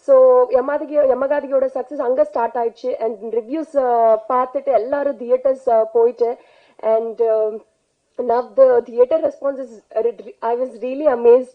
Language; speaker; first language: Tamil; non-native, learner; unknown